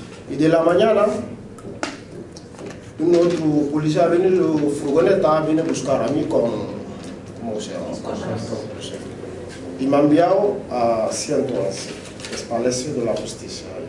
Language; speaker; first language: Spanish; non-native, local second language; French